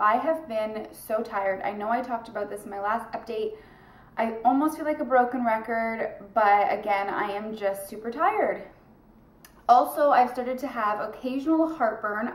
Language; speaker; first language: English; native; English